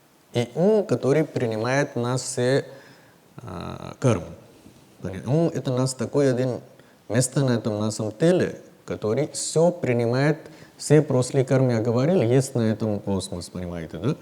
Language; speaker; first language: Russian; non-native, learner; Hindi